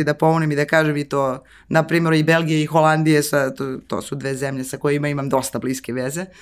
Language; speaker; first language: Serbian; native; Serbian